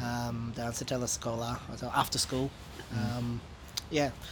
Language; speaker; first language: Indonesian; non-native, fluent; English